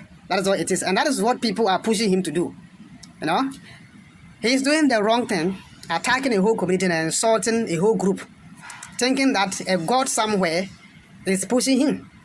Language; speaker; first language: English; non-native, local second language; Akan